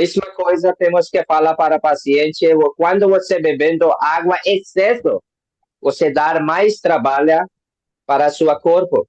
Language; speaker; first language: Portuguese; non-native, learner; Hindi